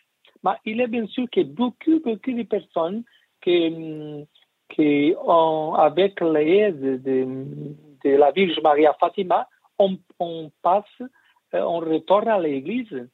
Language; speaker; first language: French; non-native, learner; Portuguese